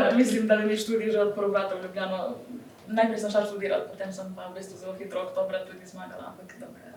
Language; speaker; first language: Slovenian; early bilingual, other home language; Bosnian